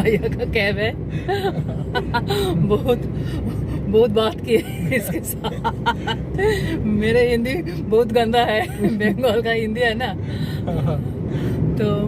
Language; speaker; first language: Hindi; non-native, local second language; Bangla